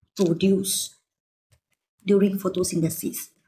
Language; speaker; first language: English; non-native, local second language; Chinese